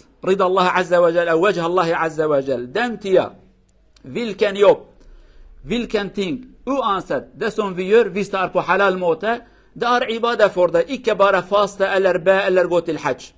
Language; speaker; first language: Swedish; non-native, learner; Kurdish